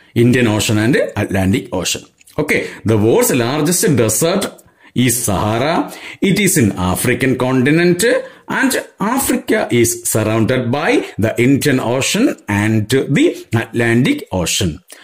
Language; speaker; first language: English; non-native, local second language; Malayalam